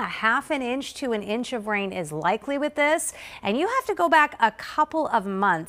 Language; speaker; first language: English; native; English